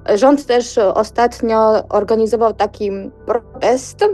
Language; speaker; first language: Polish; non-native, fluent; Georgian